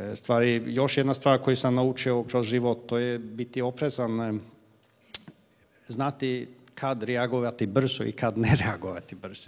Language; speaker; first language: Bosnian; non-native, fluent; Swedish